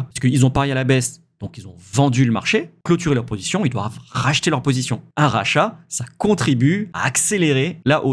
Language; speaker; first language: French; native; French